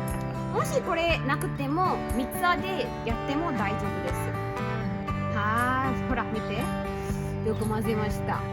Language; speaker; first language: Japanese; non-native, fluent; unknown